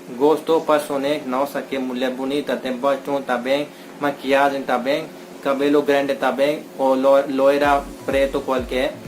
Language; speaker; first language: Portuguese; non-native, learner; Hindi